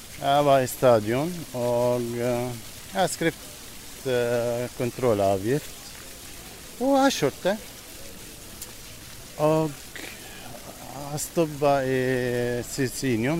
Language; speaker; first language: Norwegian; non-native, learner; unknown